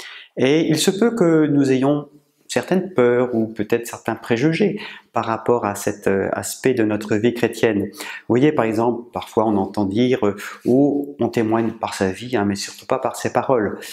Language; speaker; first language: French; native; French